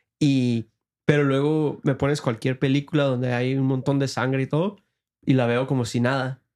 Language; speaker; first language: Spanish; early bilingual, heritage; Spanish